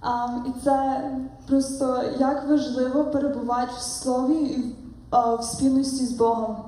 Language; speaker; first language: Ukrainian; early bilingual, heritage; Ukrainian